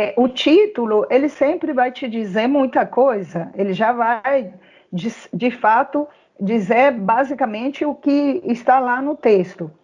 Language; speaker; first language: Portuguese; non-native, fluent; Spanish